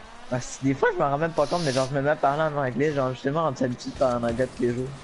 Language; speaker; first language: French; native; French